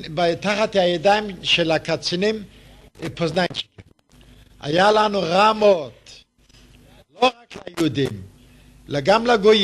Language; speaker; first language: Hebrew; non-native, fluent; Yiddish